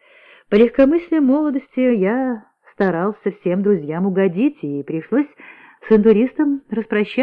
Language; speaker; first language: Russian; native; Russian